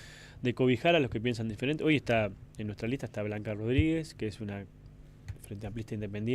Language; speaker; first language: Spanish; native; Spanish